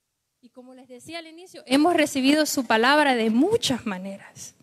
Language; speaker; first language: Spanish; native; Spanish